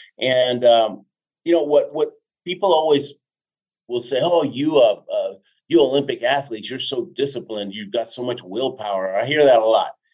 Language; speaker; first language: English; early bilingual, other home language; Spanish